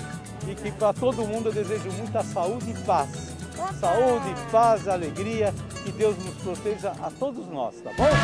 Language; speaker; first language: Portuguese; native; Portuguese